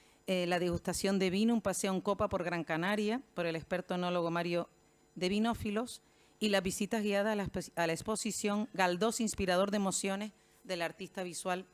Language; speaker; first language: Spanish; native; Spanish